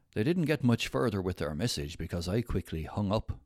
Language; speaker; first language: English; native; English